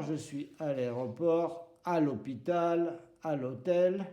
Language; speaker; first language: French; non-native, fluent; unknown